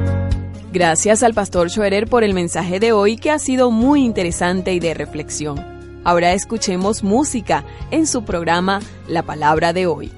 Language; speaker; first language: Spanish; native; Spanish